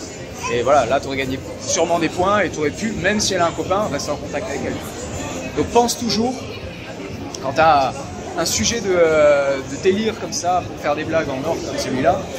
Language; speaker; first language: French; native; French